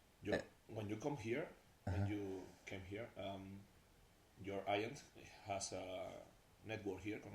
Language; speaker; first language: English; non-native, learner; Spanish